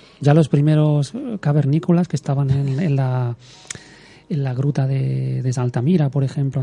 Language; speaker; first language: Spanish; native; Spanish